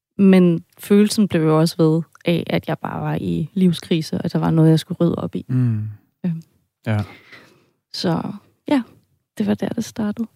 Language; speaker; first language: Danish; early bilingual, heritage; Danish